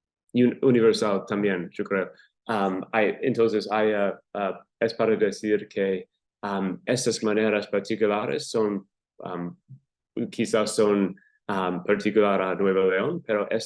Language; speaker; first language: Spanish; non-native, learner; English